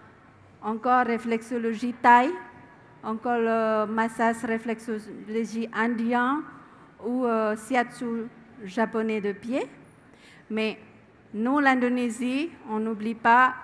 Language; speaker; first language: French; non-native, learner; Indonesian